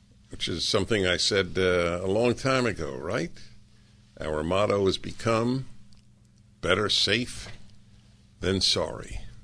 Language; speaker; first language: English; native; English